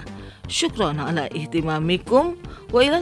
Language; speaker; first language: Arabic; non-native, fluent; Indonesian